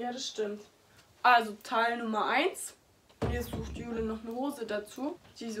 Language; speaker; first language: German; native; German